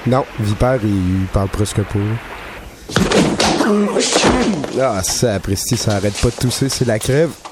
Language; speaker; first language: French; native; French